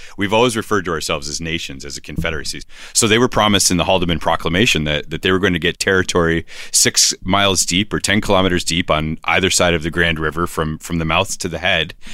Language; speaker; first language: English; native; English